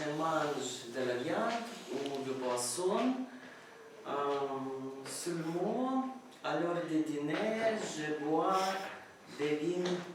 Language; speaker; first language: French; non-native, learner; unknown